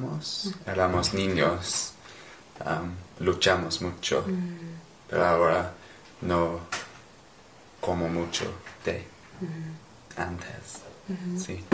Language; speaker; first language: Spanish; non-native, learner; English